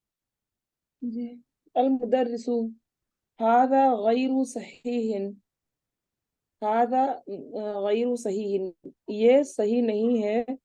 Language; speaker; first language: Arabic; non-native, learner; Urdu